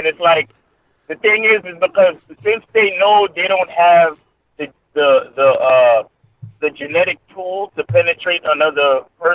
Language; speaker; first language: English; native; English